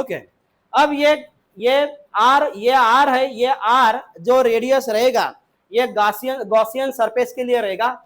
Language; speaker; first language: Hindi; non-native, local second language; Marathi